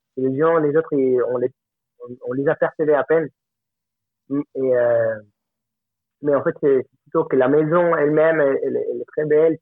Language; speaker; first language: French; non-native, fluent; Spanish